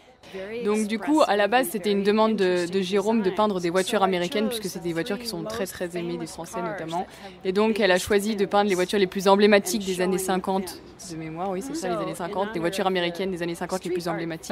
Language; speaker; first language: French; native; French